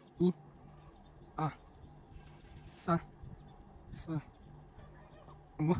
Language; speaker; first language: Chinese; native; Chinese